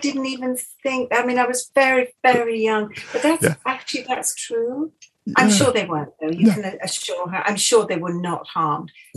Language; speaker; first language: English; native; English